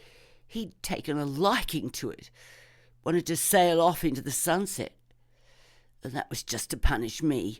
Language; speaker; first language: English; native; English